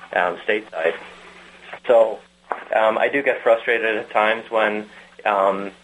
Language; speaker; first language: English; native; English